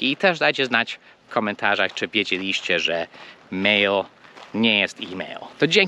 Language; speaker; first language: Polish; non-native, fluent; English